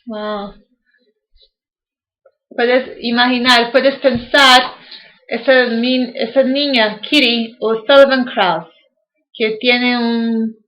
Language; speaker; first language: Spanish; non-native, learner; English